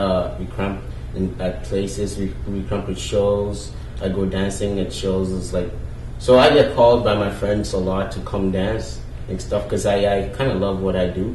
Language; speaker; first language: English; non-native, local second language; Ewe